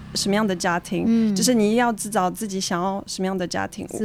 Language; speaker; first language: Chinese; non-native, fluent; French